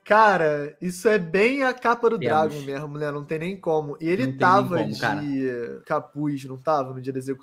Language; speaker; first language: Portuguese; native; Portuguese